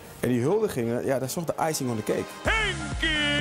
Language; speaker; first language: Dutch; native; Dutch